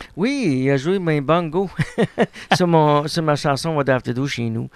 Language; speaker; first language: French; native; French